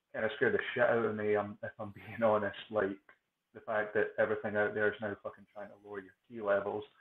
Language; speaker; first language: English; native; English